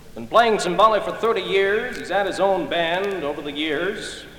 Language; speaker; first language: English; early bilingual, other home language; Ukrainian